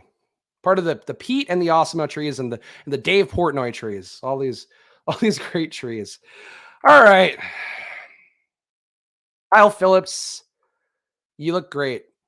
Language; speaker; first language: English; native; English